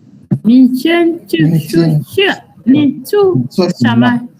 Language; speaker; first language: Chinese; non-native, learner; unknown